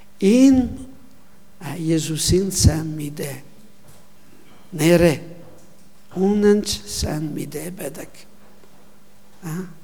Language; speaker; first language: Mongolian; non-native, learner; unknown